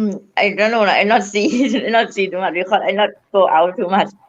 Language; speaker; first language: English; non-native, learner; Thai